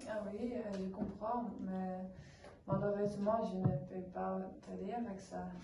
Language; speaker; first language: French; non-native, learner; Dutch